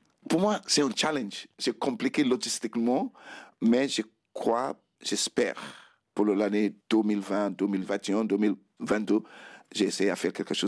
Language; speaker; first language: French; non-native, fluent; Krio